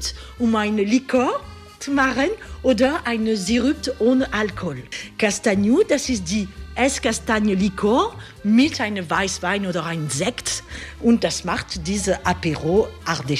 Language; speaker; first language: German; non-native, learner; French